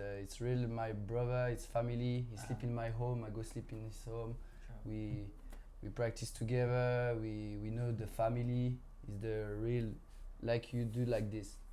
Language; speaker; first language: English; non-native, learner; French